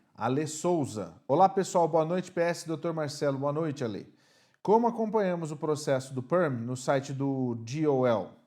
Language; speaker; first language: Portuguese; native; Portuguese